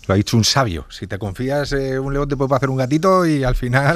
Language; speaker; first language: Spanish; native; Spanish